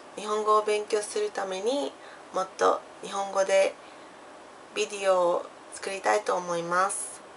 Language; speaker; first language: Japanese; non-native, fluent; English